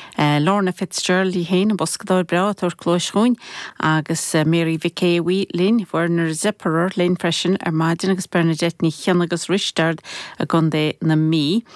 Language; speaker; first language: Irish; native; Irish